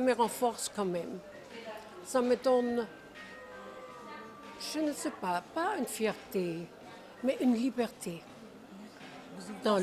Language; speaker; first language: French; non-native, fluent; Czech